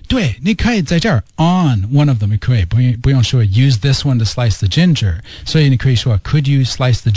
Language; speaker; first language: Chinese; non-native, fluent; English